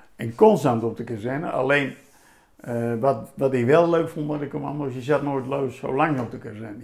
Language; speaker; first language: Dutch; native; Dutch